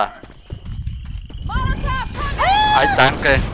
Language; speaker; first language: Spanish; native; Spanish